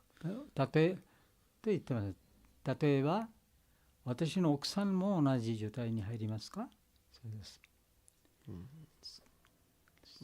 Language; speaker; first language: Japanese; non-native, learner; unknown